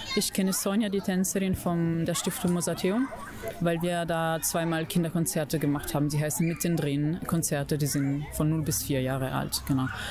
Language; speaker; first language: German; non-native, fluent; Italian